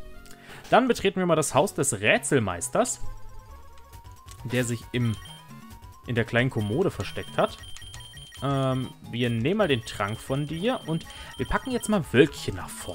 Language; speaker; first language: German; native; German